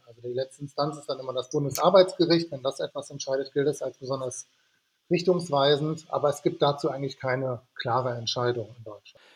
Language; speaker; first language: German; native; German